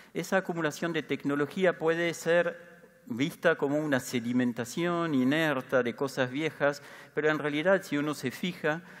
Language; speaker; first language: Spanish; non-native, fluent; French